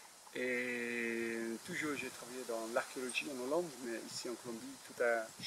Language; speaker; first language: French; non-native, fluent; Dutch